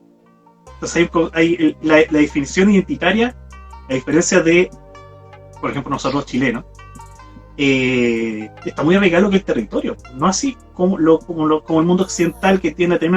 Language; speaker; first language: Spanish; native; Spanish